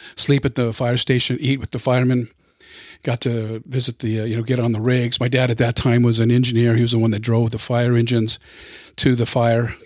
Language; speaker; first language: English; native; English